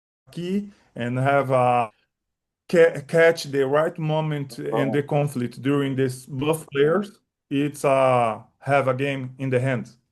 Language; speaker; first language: English; non-native, learner; Portuguese